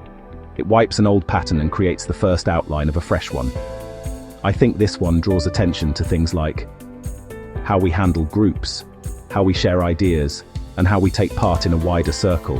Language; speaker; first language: English; native; English